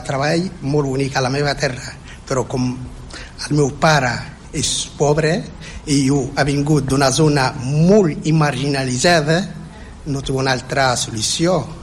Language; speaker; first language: Catalan; non-native, fluent; Berber languages